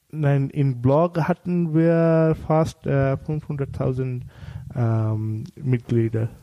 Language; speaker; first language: German; non-native, learner; Bangla